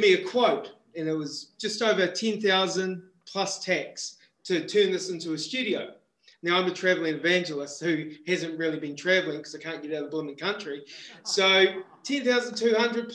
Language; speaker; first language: English; native; English